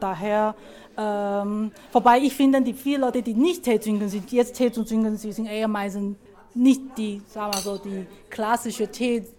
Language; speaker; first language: German; non-native, learner; Chinese